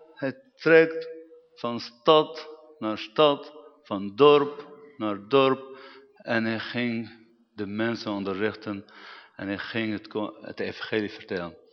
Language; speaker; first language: Dutch; non-native, fluent; Arabic